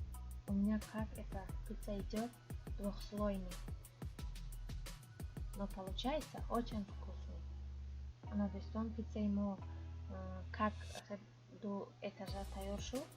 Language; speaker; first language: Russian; non-native, fluent; Tajik